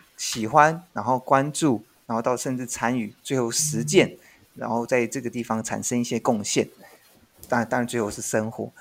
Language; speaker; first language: Chinese; native; Chinese